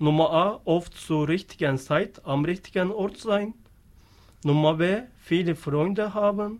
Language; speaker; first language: German; non-native, learner; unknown